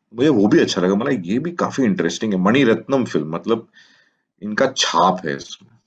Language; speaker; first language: Hindi; native; Hindi